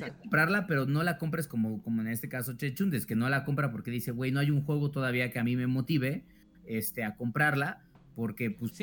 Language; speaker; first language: Spanish; native; Spanish